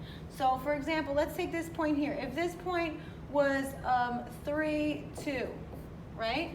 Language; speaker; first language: English; native; English